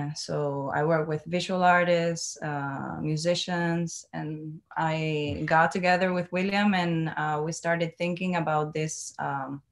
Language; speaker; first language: English; non-native, learner; Spanish